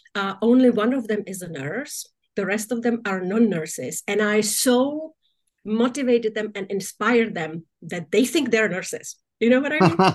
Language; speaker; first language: English; non-native, fluent; Czech